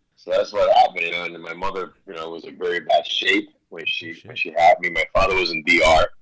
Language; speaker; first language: English; early bilingual, other home language; Spanish